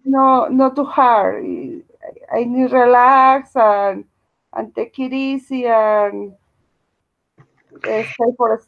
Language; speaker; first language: English; non-native, learner; Spanish